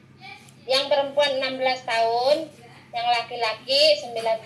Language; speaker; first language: Indonesian; non-native, local second language; Javanese